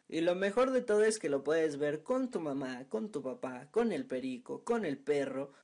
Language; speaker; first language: Spanish; native; Spanish